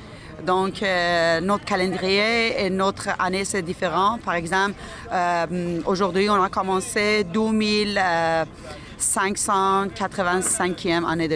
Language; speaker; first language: French; non-native, local second language; Persian